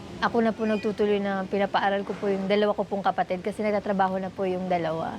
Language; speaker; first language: Filipino; non-native, local second language; Cebuano